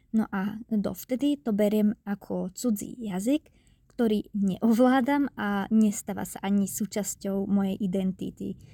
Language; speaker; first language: Slovak; native; Slovak